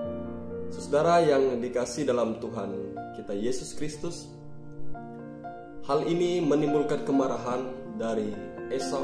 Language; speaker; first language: Indonesian; native; Indonesian